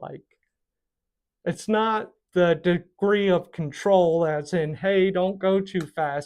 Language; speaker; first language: English; native; English